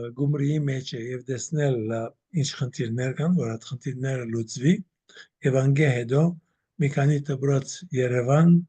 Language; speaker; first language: Armenian; early bilingual, heritage; Armenian